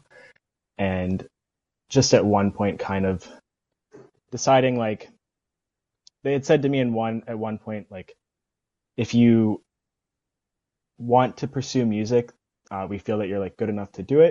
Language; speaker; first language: English; native; English